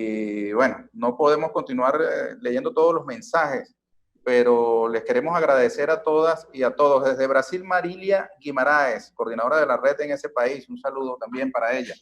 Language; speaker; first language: Spanish; native; Spanish